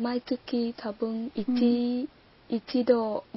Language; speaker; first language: Japanese; non-native, learner; Vietnamese